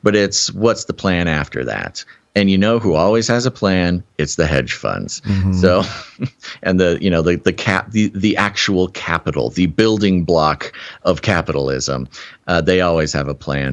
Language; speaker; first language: English; native; English